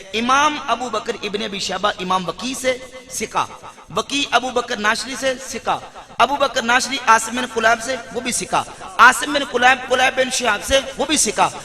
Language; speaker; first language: Urdu; non-native, local second language; Punjabi